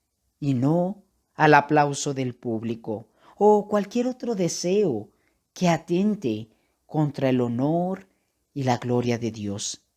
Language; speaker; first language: Spanish; native; Spanish